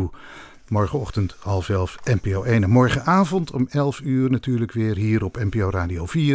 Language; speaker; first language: Dutch; native; Dutch